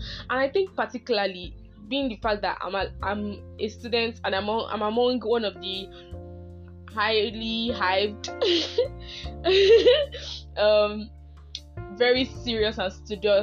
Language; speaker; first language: English; non-native, local second language; Yoruba